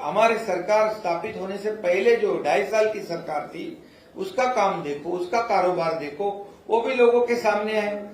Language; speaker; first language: Hindi; non-native, local second language; Marathi